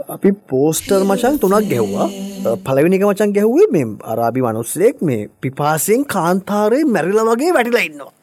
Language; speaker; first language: Sinhala; native; Sinhala